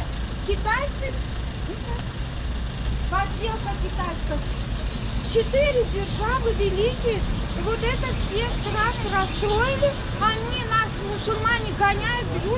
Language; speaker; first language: Russian; non-native, local second language; Tajik